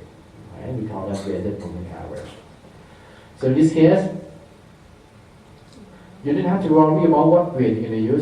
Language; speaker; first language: English; non-native, fluent; Thai